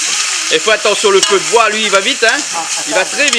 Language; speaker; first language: French; native; French